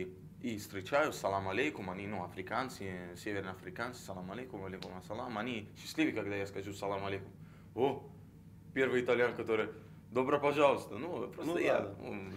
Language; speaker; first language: Russian; non-native, learner; Italian